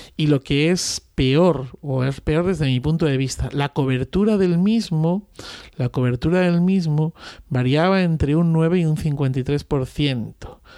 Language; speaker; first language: Spanish; native; Spanish